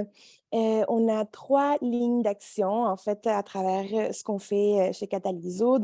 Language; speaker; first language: French; native; French